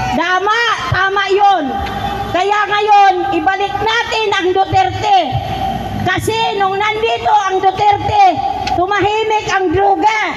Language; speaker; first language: Filipino; non-native, local second language; Waray